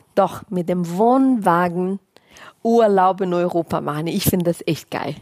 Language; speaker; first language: German; non-native, fluent; Portuguese